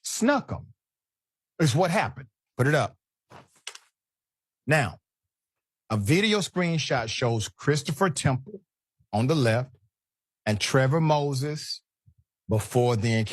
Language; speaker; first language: English; native; English